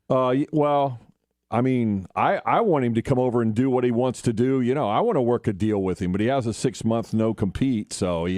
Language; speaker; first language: English; native; English